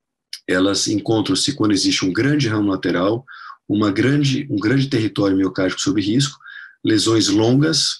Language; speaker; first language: Portuguese; non-native, fluent; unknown